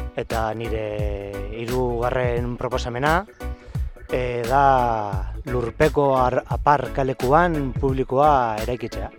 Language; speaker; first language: Basque; non-native, learner; Spanish